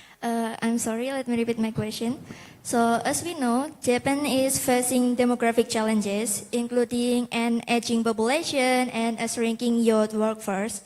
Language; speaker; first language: English; non-native, local second language; Indonesian